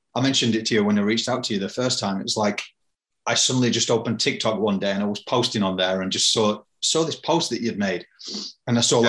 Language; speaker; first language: English; native; English